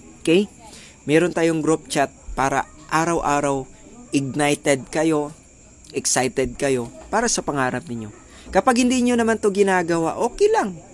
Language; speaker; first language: Filipino; non-native, local second language; Cebuano